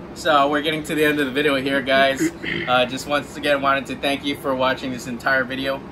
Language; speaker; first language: English; native; English